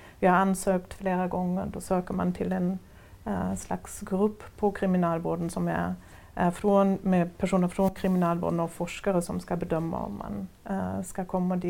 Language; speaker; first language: Swedish; non-native, fluent; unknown